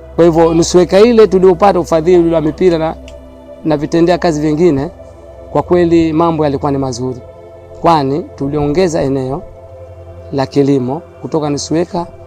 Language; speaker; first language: Swahili; native; Swahili